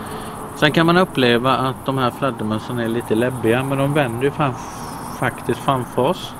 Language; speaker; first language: Swedish; native; Swedish